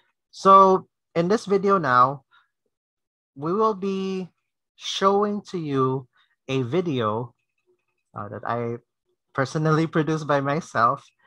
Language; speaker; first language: English; non-native, local second language; Cebuano